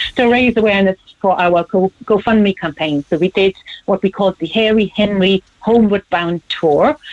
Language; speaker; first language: English; non-native, fluent; German